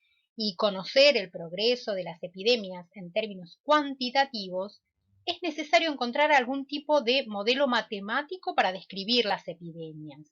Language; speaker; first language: Spanish; native; Spanish